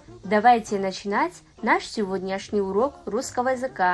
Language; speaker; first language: Russian; non-native, fluent; Kazakh